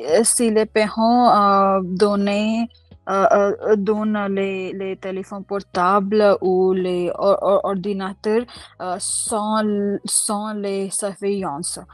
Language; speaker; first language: French; non-native, learner; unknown